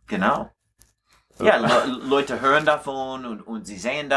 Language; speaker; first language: German; non-native, learner; English